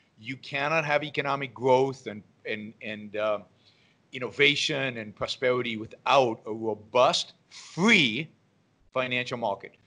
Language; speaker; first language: English; non-native, fluent; Hebrew